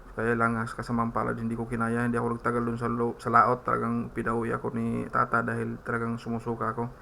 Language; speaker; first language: Filipino; non-native, local second language; Waray